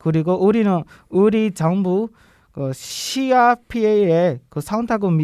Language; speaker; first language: Korean; non-native, learner; Burmese